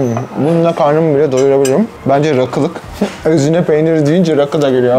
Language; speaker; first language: Turkish; native; Turkish